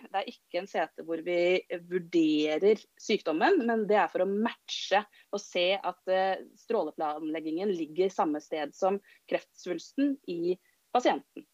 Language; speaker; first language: Norwegian; native; Norwegian